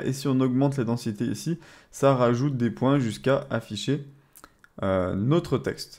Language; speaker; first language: French; native; French